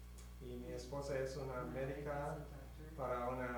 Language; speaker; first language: Spanish; non-native, learner; English